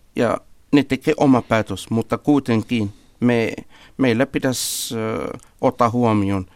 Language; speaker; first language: Finnish; non-native, fluent; Arabic